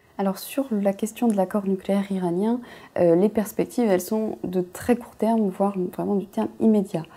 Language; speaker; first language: French; native; French